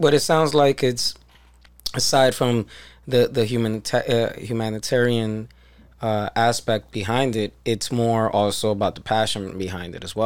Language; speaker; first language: English; early bilingual, other home language; Spanish